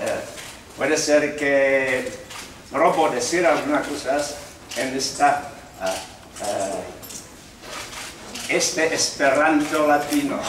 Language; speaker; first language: Spanish; non-native, learner; Czech